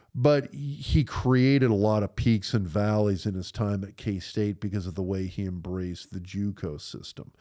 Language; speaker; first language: English; native; English